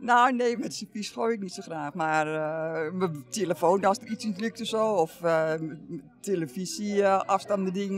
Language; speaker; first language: Dutch; native; Dutch